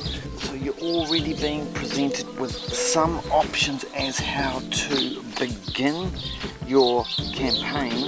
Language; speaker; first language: English; native; English